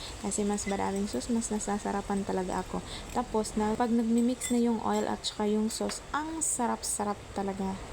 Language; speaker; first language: Filipino; non-native, local second language; Cebuano